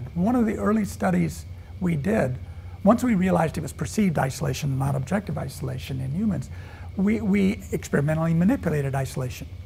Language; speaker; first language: English; native; English